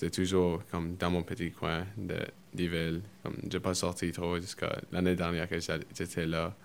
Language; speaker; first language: French; early bilingual, other home language; Spanish